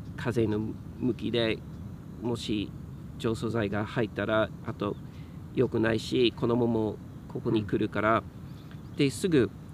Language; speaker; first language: Japanese; native; Japanese